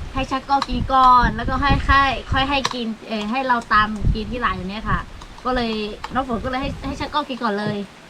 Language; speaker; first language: Thai; non-native, local second language; Lahu